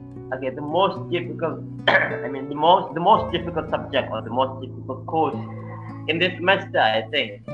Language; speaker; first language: English; non-native, fluent; Indonesian